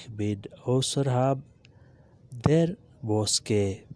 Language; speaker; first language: German; non-native, learner; Urdu